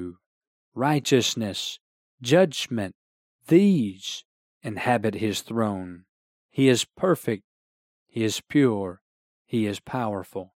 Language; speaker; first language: English; native; English